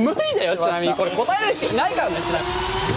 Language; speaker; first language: Japanese; native; Japanese